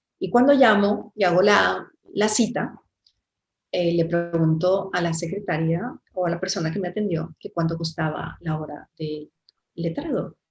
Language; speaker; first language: Spanish; native; Spanish